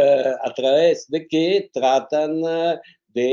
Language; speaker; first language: Spanish; non-native, fluent; Italian